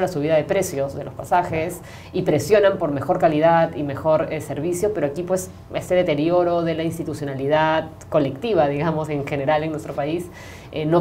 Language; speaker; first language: Spanish; native; Spanish